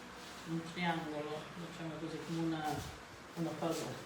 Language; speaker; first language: Italian; early bilingual, heritage; Italian